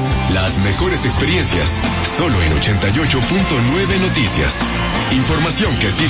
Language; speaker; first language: Spanish; native; Spanish